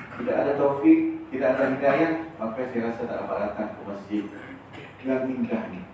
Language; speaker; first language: Malay; early bilingual, heritage; Malay